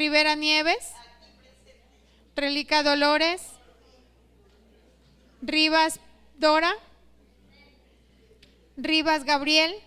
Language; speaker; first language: Spanish; native; Spanish